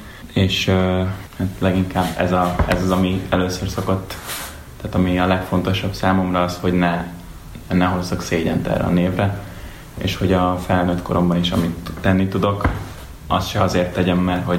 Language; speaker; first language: Hungarian; native; Hungarian